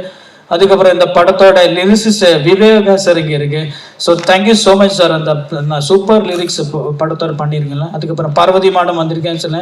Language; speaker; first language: Tamil; non-native, learner; Malayalam